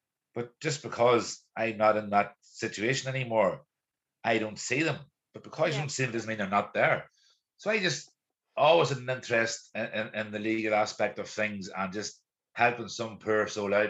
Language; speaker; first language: English; native; English